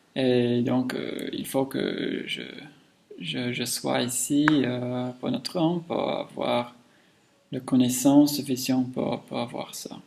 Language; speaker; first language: French; non-native, learner; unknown